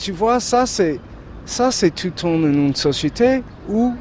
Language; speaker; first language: French; non-native, learner; English